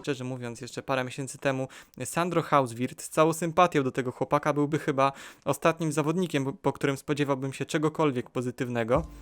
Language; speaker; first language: Polish; native; Polish